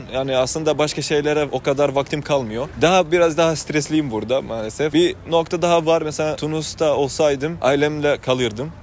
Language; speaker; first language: Turkish; non-native, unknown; Arabic